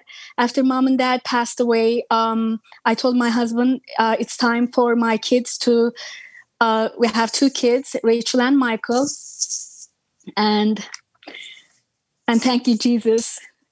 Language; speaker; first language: English; non-native, fluent; Turkish